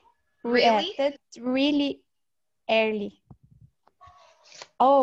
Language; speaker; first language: English; non-native, learner; Portuguese